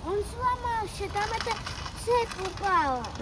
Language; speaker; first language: Russian; early bilingual, other home language; Armenian